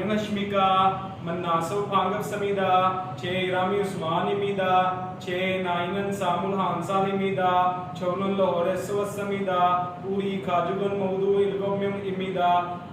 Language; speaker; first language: Korean; non-native, learner; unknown